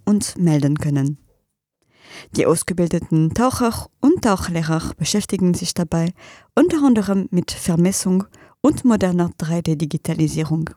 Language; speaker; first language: German; non-native, fluent; French